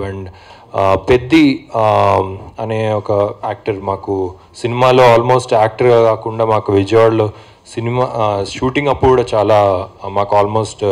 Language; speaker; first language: Telugu; native; Telugu